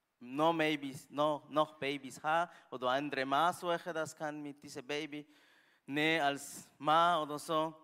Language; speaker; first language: German; non-native, learner; Spanish